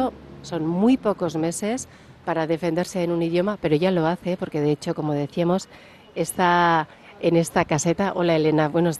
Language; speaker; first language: Spanish; native; Spanish